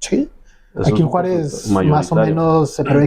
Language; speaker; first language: Spanish; native; Spanish